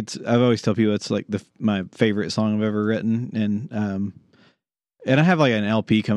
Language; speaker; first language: English; native; English